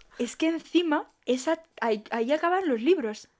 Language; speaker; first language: Spanish; native; Spanish